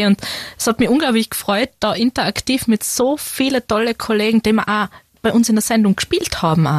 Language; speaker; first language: German; native; German